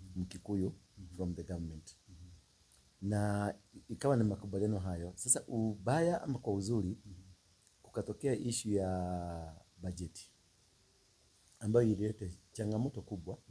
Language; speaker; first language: Swahili; non-native, local second language; Kikuyu